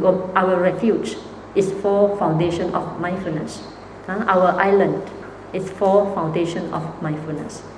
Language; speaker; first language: English; non-native, local second language; Chinese